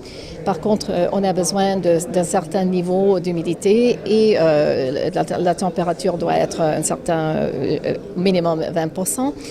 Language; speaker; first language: French; non-native, fluent; English